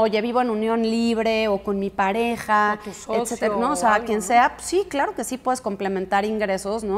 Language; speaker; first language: Spanish; native; Spanish